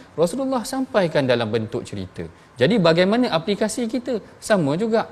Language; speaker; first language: Malay; native; Malay